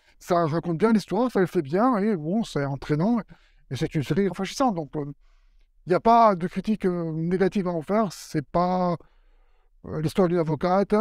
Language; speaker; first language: French; native; French